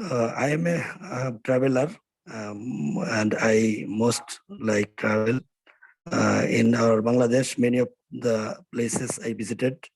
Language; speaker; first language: English; non-native, learner; Bangla